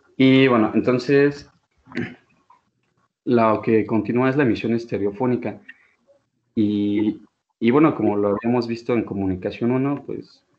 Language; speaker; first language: Spanish; native; Spanish